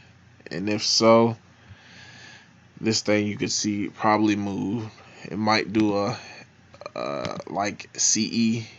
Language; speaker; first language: English; native; English